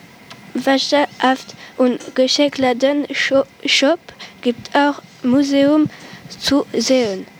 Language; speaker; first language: German; non-native, learner; French